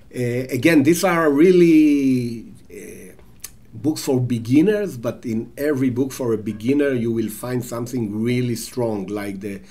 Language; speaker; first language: English; non-native, fluent; Hebrew